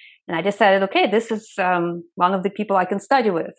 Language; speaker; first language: English; non-native, fluent; Russian